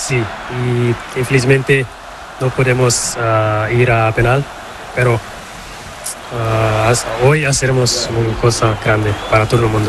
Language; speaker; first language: Spanish; non-native, learner; Portuguese